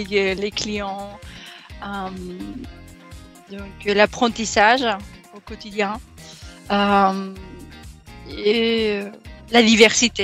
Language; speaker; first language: French; non-native, fluent; Spanish